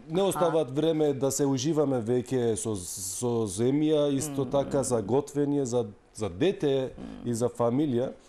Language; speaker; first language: Macedonian; non-native, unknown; Turkish